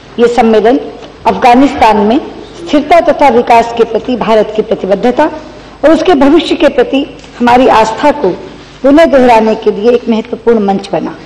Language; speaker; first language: Hindi; native; Hindi